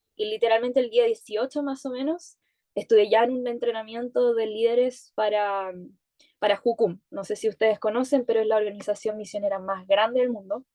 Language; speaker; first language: Spanish; native; Spanish